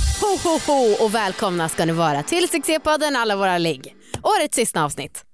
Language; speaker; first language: Swedish; native; Swedish